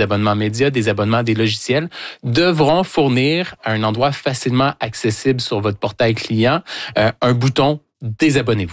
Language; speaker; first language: French; native; French